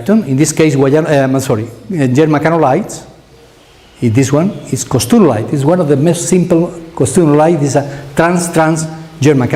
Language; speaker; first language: English; non-native, fluent; Spanish